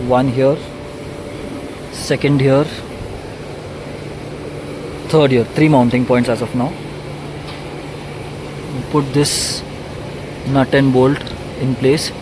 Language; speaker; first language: English; non-native, local second language; Hindi